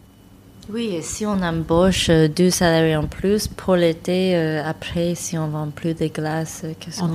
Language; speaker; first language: French; non-native, fluent; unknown